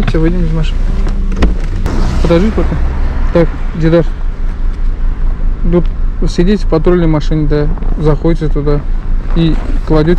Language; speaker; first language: Russian; native; Russian